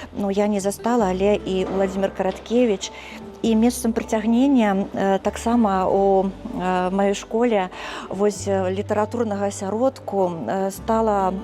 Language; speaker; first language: Belarusian; native; Belarusian